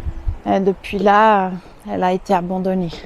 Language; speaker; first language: French; native; French